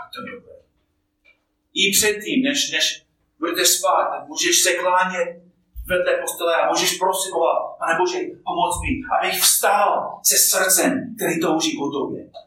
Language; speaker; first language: Czech; non-native, fluent; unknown